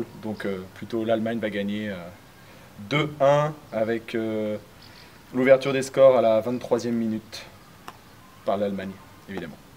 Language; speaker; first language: French; native; French